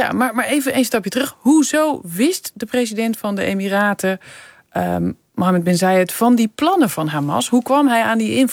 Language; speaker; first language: Dutch; native; Dutch